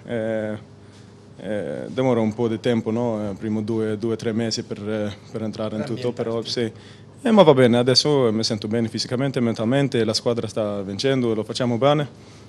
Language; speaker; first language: Italian; non-native, learner; Spanish